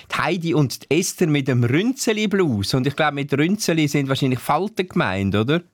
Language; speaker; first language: German; native; German